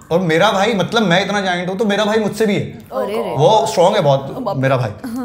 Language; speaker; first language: Hindi; native; Hindi